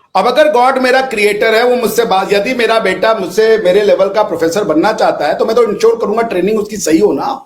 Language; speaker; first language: Hindi; native; Hindi